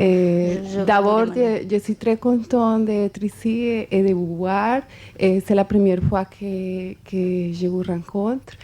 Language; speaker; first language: French; non-native, fluent; Spanish